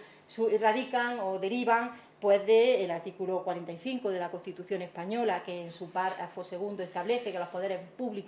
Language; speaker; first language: Spanish; native; Spanish